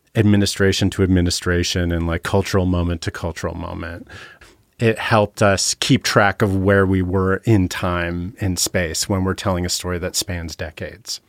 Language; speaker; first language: English; native; English